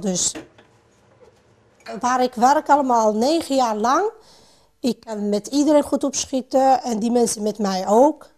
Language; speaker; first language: Dutch; non-native, fluent; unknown